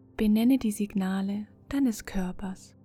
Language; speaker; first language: German; native; German